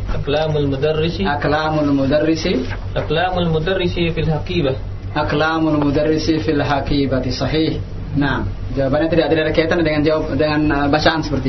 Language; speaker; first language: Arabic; non-native, fluent; Indonesian